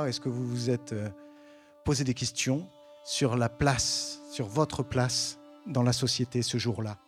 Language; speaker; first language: French; native; French